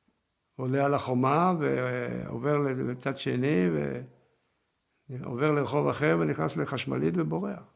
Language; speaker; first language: Hebrew; early bilingual, other home language; Yiddish